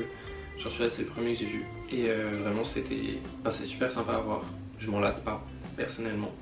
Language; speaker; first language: French; native; French